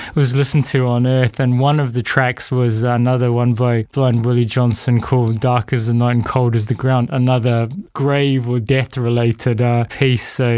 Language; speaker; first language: English; native; English